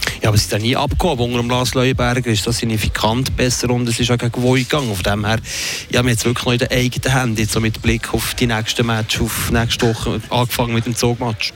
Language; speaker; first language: German; native; German